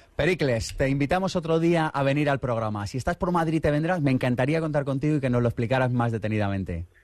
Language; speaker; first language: Spanish; native; Spanish